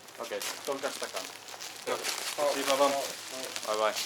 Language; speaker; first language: Russian; non-native, learner; English